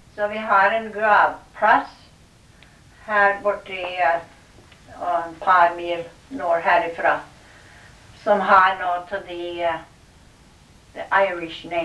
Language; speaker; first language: Norwegian; early bilingual, heritage; Norwegian